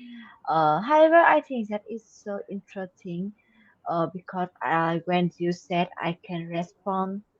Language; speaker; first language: English; non-native, learner; Vietnamese